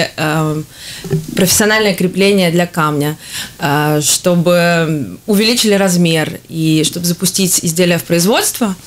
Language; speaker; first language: Russian; native; Russian